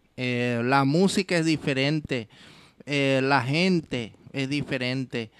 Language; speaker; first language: Spanish; early bilingual, heritage; Spanish